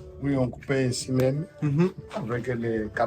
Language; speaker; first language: French; non-native, learner; Portuguese